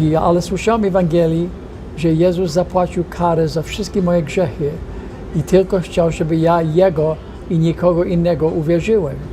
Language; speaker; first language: Polish; non-native, fluent; English